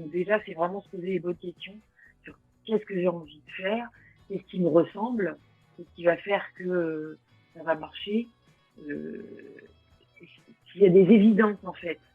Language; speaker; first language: French; native; French